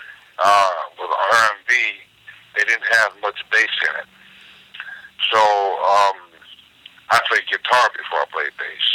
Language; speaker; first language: English; native; English